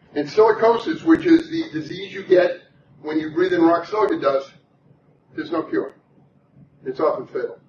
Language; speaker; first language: English; native; English